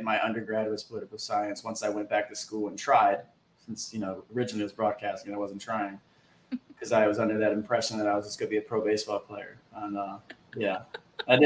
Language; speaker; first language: English; native; English